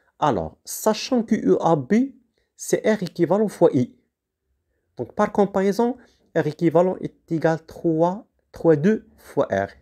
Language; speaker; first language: French; non-native, local second language; Arabic